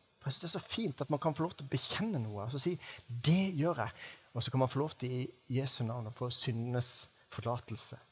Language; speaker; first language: Norwegian; native; Norwegian